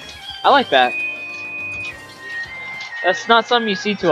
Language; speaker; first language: English; native; English